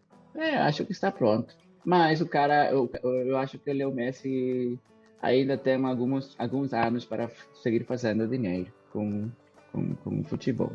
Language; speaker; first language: Portuguese; non-native, fluent; Spanish